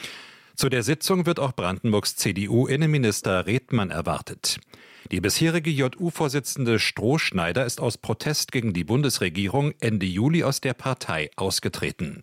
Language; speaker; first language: German; native; German